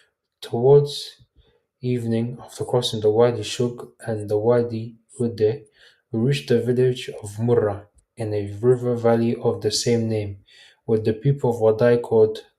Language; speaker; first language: English; early bilingual, heritage; Arabic